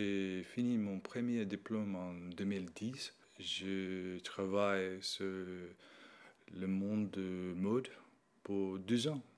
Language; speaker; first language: French; non-native, learner; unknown